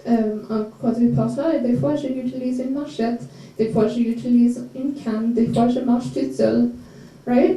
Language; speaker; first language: French; non-native, fluent; English